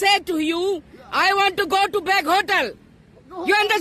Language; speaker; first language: English; non-native, learner; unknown